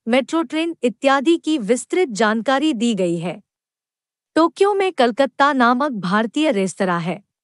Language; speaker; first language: Hindi; non-native, local second language; Kannada